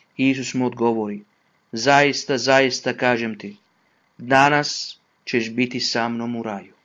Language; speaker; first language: Croatian; non-native, fluent; Italian